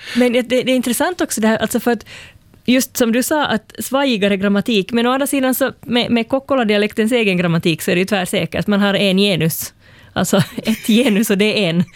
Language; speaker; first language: Swedish; native; Swedish